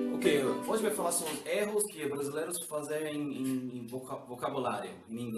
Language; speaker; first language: Portuguese; non-native, learner; English